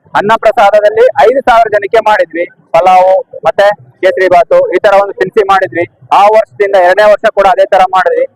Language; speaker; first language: Kannada; native; Kannada